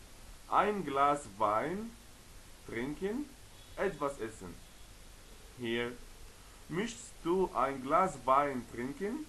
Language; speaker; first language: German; non-native, fluent; Arabic